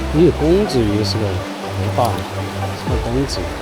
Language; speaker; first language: Chinese; native; Chinese